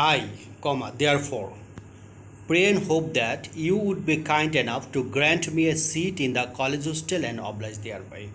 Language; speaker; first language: English; non-native, local second language; Bangla